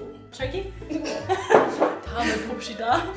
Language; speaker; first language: Korean; non-native, learner; German